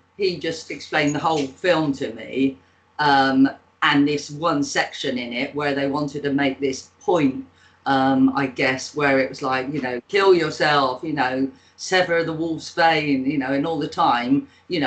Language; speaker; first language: English; native; English